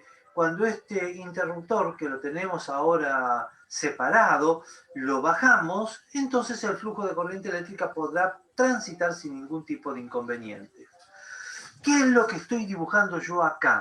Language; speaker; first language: Spanish; native; Spanish